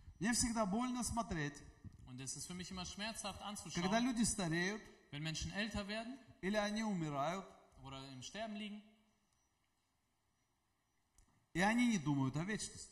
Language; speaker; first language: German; non-native, fluent; Russian